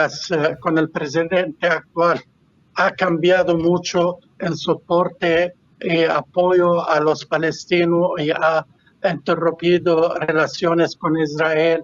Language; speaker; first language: Spanish; non-native, fluent; Arabic